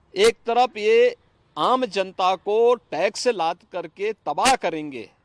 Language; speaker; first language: Hindi; native; Hindi